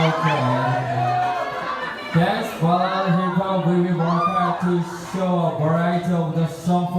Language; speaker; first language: English; non-native, learner; Korean